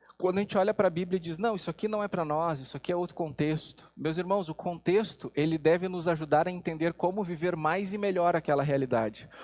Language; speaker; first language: Portuguese; native; Portuguese